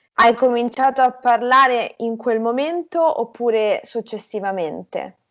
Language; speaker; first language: Italian; native; Italian